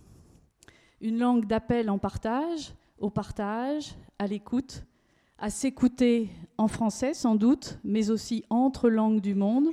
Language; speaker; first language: French; native; French